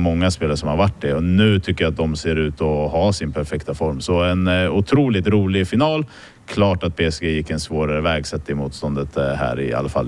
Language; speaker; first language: Swedish; native; Swedish